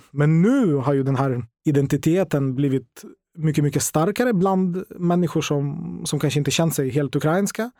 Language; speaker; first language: Swedish; non-native, fluent; Ukrainian